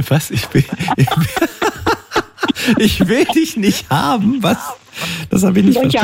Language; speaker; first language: German; native; German